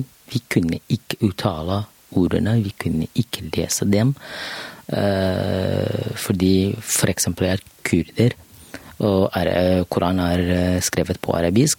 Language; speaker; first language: Norwegian; non-native, learner; Kurdish